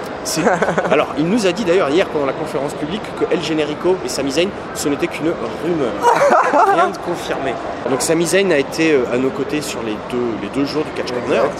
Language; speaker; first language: French; native; French